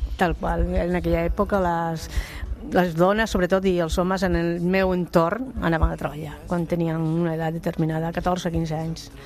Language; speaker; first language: Catalan; non-native, local second language; Spanish